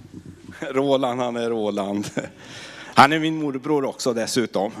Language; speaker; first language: Swedish; native; Swedish